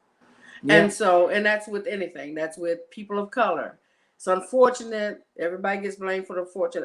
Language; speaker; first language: English; native; English